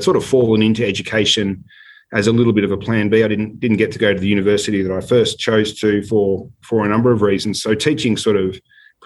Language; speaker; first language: English; native; English